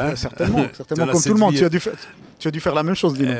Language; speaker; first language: French; non-native, local second language; Arabic